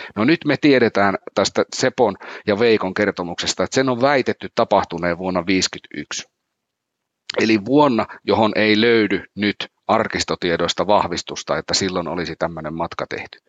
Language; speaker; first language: Finnish; native; Finnish